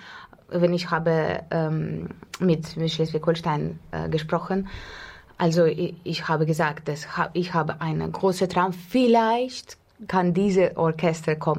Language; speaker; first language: German; non-native, learner; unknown